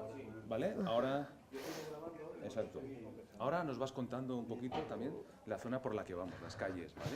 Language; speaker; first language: Spanish; native; Spanish